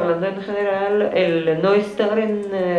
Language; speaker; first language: Spanish; native; Spanish